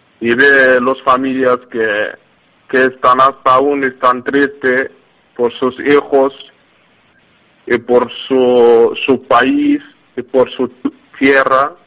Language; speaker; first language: Spanish; non-native, learner; Arabic